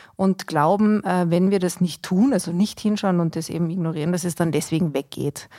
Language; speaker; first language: German; native; German